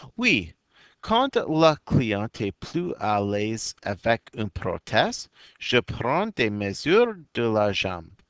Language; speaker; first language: French; non-native, fluent; English